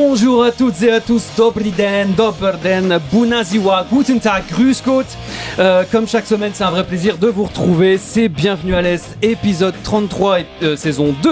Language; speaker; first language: French; native; French